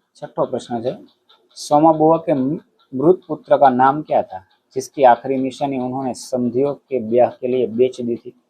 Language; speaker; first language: Hindi; non-native, local second language; Gujarati